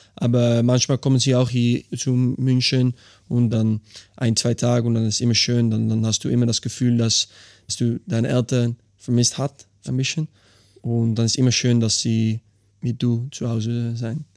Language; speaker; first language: German; non-native, learner; Dutch